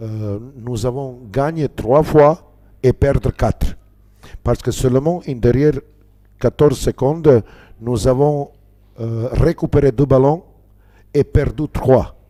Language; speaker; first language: French; non-native, learner; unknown